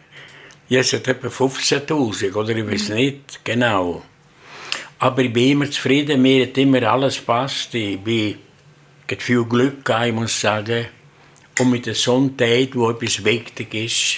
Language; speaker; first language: German; non-native, learner; Italian